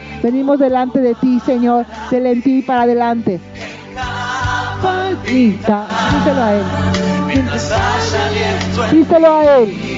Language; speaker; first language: Spanish; native; Spanish